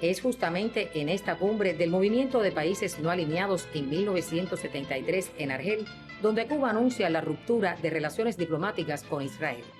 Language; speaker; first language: Spanish; native; Spanish